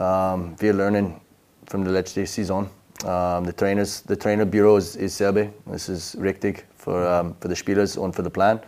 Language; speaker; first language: German; non-native, learner; English